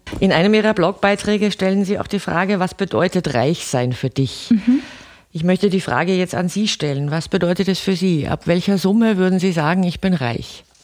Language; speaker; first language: German; native; German